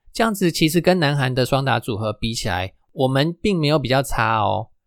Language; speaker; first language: Chinese; non-native, local second language; Min Nan Chinese